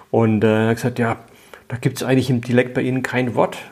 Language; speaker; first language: German; native; German